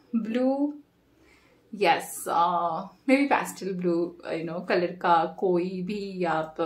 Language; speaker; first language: Hindi; non-native, local second language; Bangla